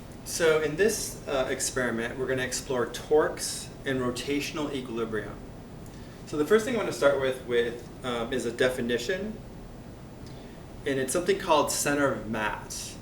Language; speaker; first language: English; native; English